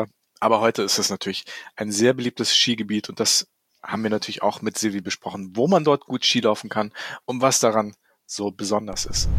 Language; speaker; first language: German; native; German